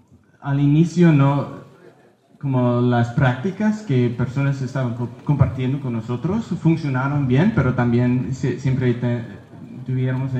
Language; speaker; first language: Spanish; early bilingual, heritage; Spanish